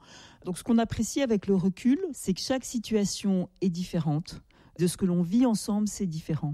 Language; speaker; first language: French; native; French